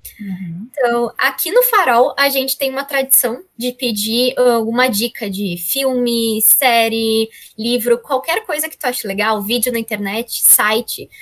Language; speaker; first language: Portuguese; native; Portuguese